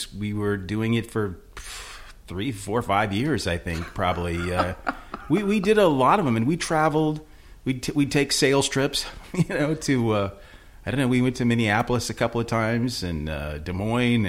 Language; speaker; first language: English; native; English